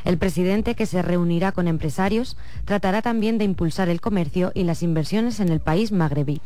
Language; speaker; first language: Spanish; native; Spanish